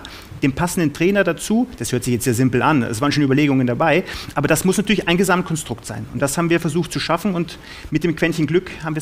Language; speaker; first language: German; native; German